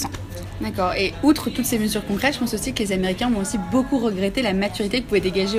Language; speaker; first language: French; native; French